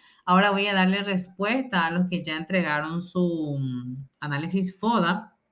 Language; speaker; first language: Spanish; native; Spanish